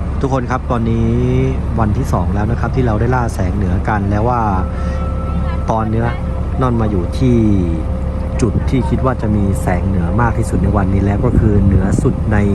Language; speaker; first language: Thai; native; Thai